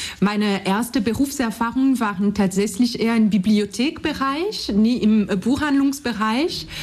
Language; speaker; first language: German; non-native, fluent; French